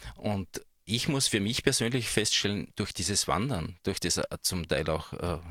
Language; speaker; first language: German; native; German